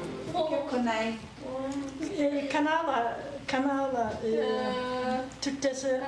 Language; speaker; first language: Dutch; non-native, learner; Turkish